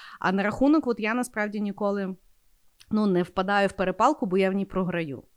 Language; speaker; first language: Ukrainian; native; Ukrainian